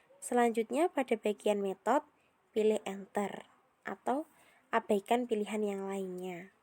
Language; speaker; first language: Indonesian; native; Indonesian